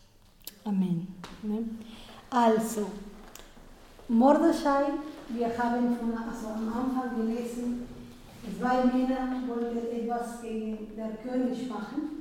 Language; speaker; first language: German; non-native, fluent; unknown